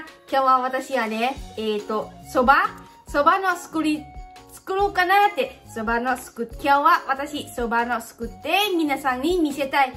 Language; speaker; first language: Japanese; non-native, learner; Lao